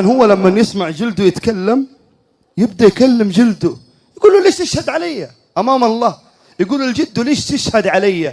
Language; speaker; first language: Arabic; native; Arabic